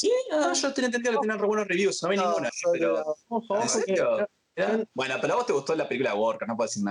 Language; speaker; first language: Spanish; native; Spanish